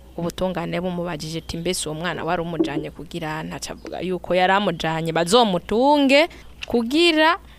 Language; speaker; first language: Kinyarwanda; native; Kinyarwanda